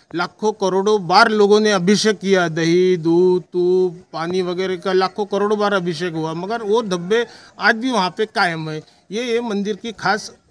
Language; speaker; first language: Hindi; non-native, local second language; Marathi